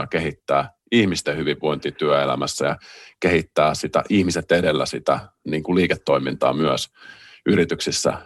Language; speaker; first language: Finnish; native; Finnish